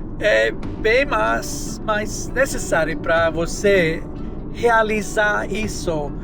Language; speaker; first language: Portuguese; non-native, learner; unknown